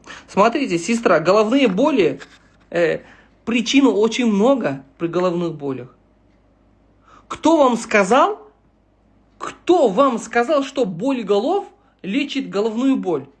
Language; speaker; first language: Russian; non-native, local second language; Uzbek